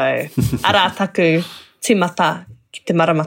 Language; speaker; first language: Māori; non-native, local second language; English